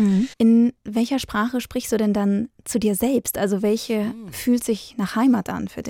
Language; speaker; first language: German; native; German